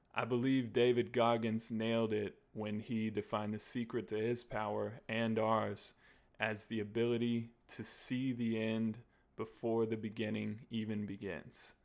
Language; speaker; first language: English; native; English